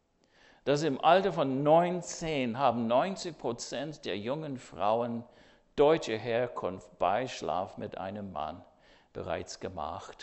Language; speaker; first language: German; non-native, fluent; English